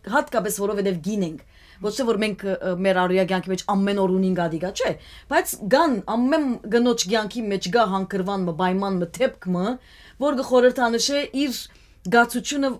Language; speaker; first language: Armenian; native; Armenian